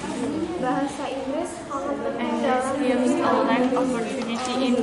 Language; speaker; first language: English; non-native, learner; Indonesian